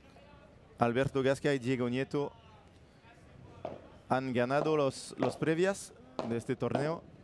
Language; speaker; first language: Spanish; non-native, learner; French